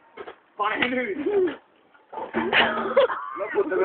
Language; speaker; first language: Estonian; native; Estonian